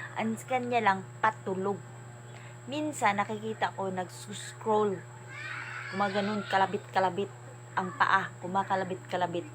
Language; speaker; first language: Filipino; native; Filipino